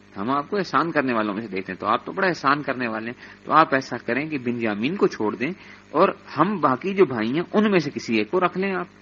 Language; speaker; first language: Urdu; native; Urdu